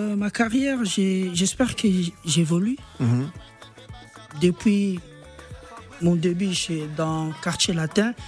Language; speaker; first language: French; non-native, local second language; Lingala